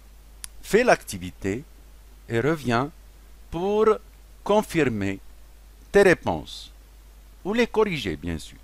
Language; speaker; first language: French; non-native, local second language; Arabic